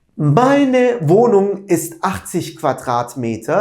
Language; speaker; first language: German; non-native, fluent; Turkish